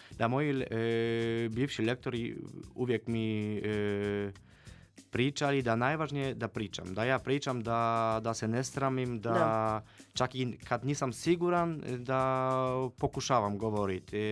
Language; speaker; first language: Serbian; non-native, fluent; Polish